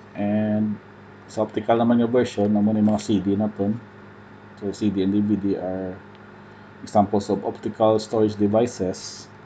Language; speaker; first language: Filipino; non-native, local second language; Hiligaynon